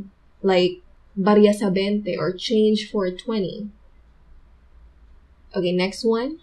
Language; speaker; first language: English; non-native, local second language; Filipino